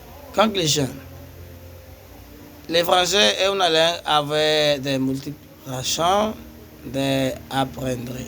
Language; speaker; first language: French; non-native, learner; Spanish